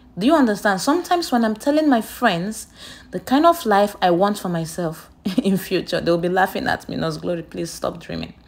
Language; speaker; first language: English; non-native, local second language; Igbo